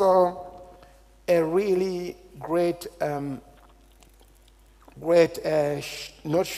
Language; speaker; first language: English; non-native, local second language; Shona